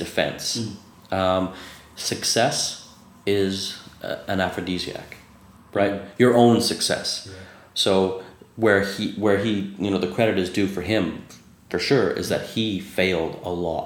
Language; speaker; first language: English; native; English